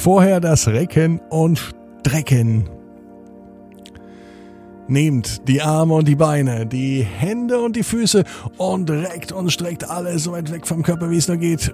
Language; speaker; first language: German; native; German